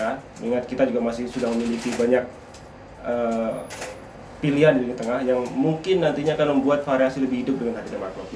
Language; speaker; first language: Indonesian; native; Indonesian